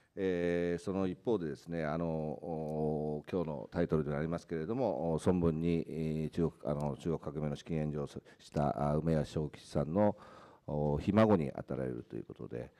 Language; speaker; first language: Japanese; native; Japanese